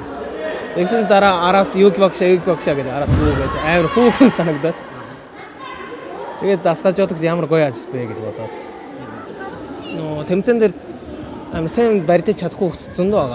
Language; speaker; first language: Mongolian; non-native, learner; Japanese